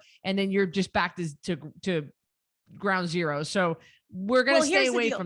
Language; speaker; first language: English; native; English